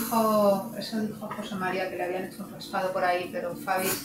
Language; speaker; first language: Spanish; native; Spanish